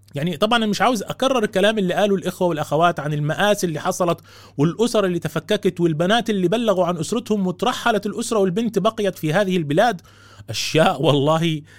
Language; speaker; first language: Arabic; native; Arabic